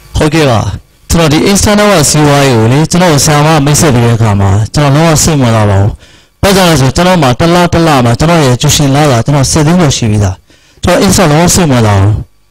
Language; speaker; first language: Burmese; native; Burmese